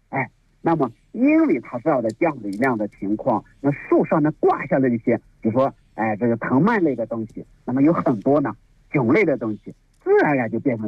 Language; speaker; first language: Chinese; native; Chinese